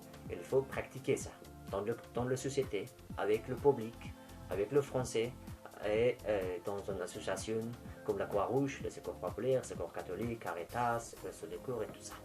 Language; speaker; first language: French; non-native, fluent; Persian